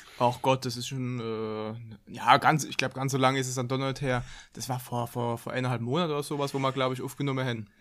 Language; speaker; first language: German; native; German